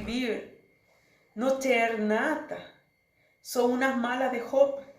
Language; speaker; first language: Portuguese; non-native, learner; Spanish